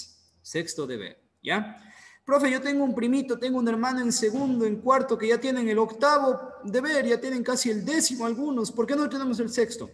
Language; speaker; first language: Spanish; native; Spanish